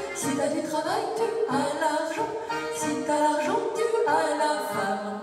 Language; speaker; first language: French; native; French